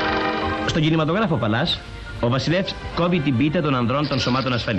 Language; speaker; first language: Greek; native; Greek